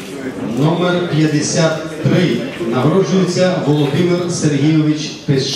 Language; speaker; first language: Ukrainian; native; Ukrainian